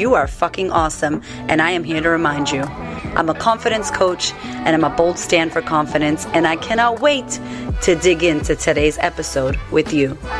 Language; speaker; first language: English; native; English